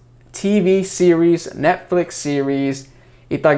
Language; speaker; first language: Russian; non-native, fluent; English